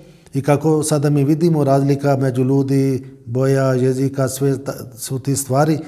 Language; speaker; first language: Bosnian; non-native, fluent; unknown